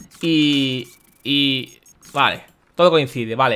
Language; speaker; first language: Spanish; native; Spanish